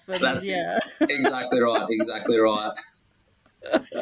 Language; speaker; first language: English; native; English